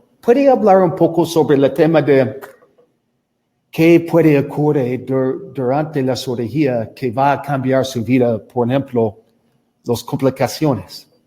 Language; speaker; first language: Spanish; non-native, learner; English